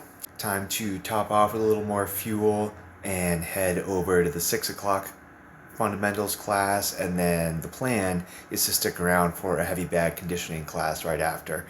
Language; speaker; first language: English; native; English